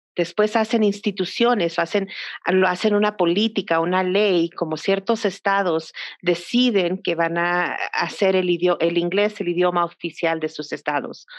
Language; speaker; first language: Spanish; early bilingual, heritage; Spanish